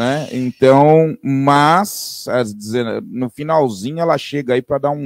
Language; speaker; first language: Portuguese; native; Portuguese